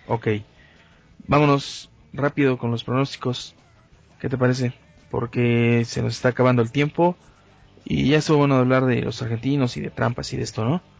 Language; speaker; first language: Spanish; native; Spanish